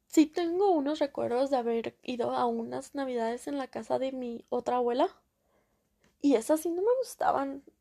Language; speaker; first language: Spanish; early bilingual, heritage; Spanish